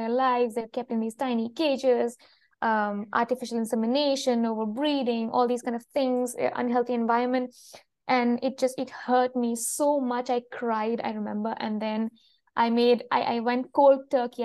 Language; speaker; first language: English; non-native, local second language; Malayalam